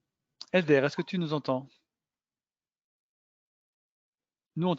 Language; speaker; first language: French; native; French